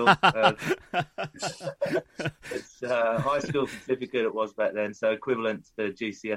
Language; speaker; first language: English; native; English